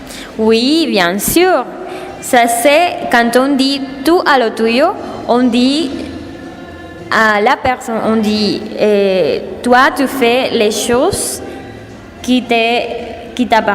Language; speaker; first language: French; non-native, learner; Spanish